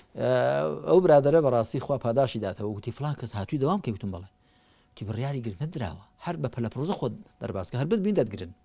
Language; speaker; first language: Central Kurdish; native; Central Kurdish